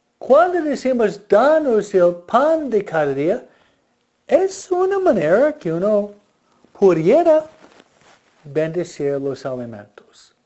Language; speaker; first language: Spanish; non-native, fluent; English